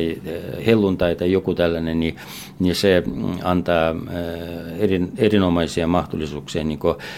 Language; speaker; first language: Finnish; non-native, fluent; Russian